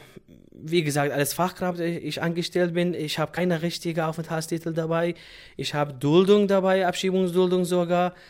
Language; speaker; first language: German; non-native, fluent; Central Kurdish